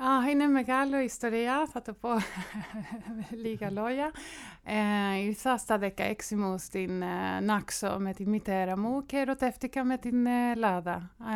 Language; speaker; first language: Greek; non-native, fluent; Swedish